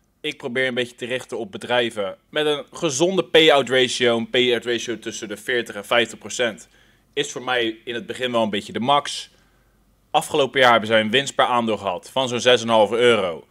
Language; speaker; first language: Dutch; native; Dutch